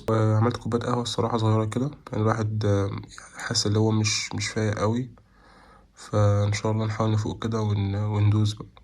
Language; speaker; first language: Arabic; native; Arabic